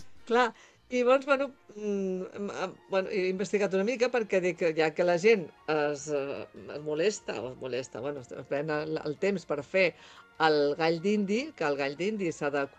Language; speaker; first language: Catalan; native; Catalan